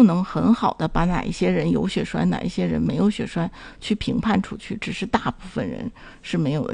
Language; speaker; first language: Chinese; native; Chinese